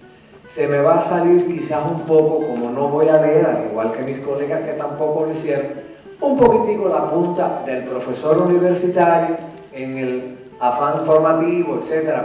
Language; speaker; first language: Spanish; native; Spanish